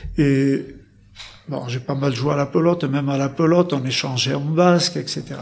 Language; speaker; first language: French; native; French